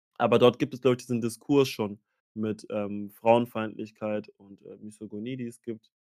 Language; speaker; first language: German; early bilingual, other home language; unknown